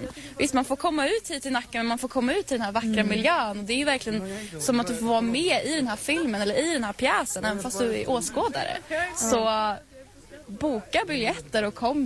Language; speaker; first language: Swedish; native; Swedish